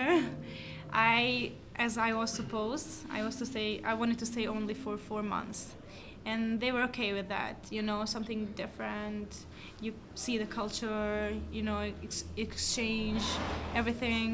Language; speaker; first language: English; non-native, fluent; Albanian